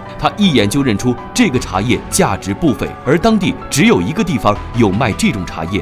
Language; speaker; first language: Chinese; native; Chinese